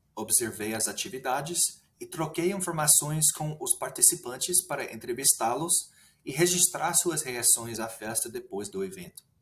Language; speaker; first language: Portuguese; non-native, fluent; English